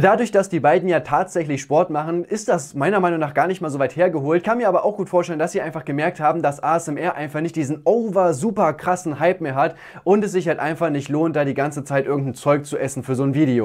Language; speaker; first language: German; native; German